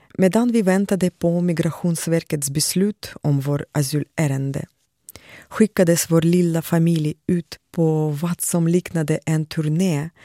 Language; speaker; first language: Swedish; non-native, fluent; Russian